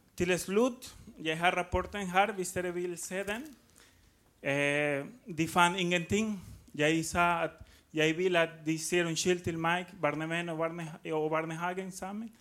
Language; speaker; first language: Norwegian; non-native, learner; Spanish